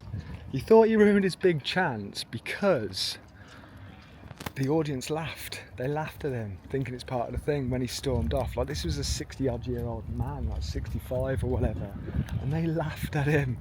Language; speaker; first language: English; native; English